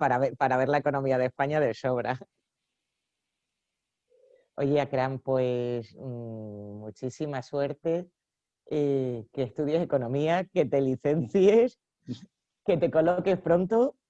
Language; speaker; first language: Spanish; native; Spanish